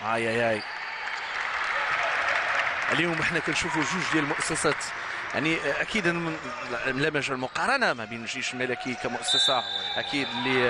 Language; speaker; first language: Arabic; native; Arabic